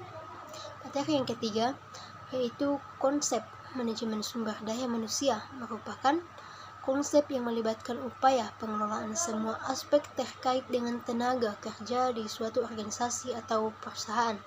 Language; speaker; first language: Indonesian; native; Indonesian